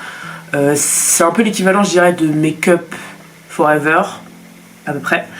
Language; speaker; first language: French; native; French